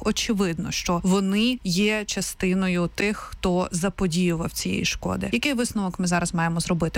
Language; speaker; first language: Ukrainian; native; Ukrainian